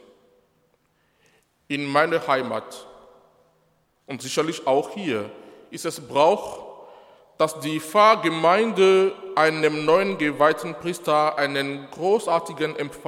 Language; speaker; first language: German; non-native, fluent; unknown